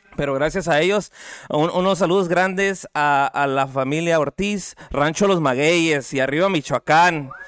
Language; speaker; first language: Spanish; early bilingual, heritage; Spanish